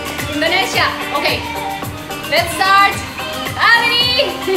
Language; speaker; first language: English; non-native, fluent; Spanish